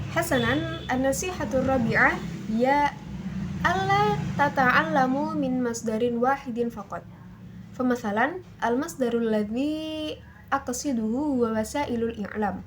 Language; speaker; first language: Arabic; non-native, learner; Indonesian